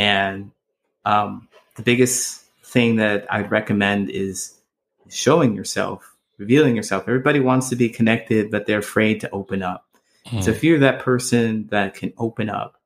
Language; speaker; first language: English; native; English